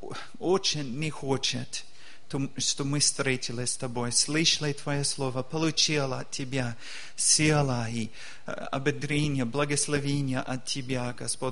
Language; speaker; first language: Russian; non-native, learner; English